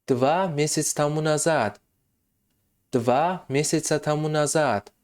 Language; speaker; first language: Russian; non-native, fluent; Tajik